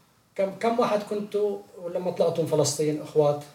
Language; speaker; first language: Swedish; non-native, fluent; Arabic